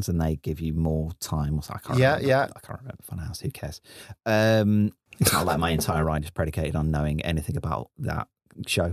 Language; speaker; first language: English; native; English